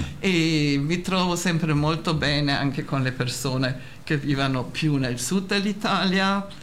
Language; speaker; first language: Italian; non-native, fluent; German